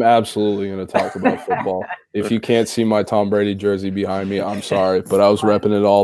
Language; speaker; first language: English; native; English